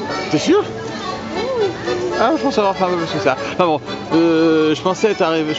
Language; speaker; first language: French; native; French